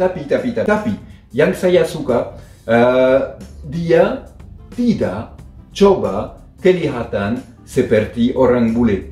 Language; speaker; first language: Indonesian; non-native, fluent; French